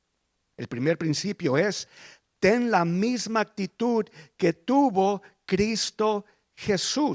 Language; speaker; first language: Spanish; early bilingual, heritage; Spanish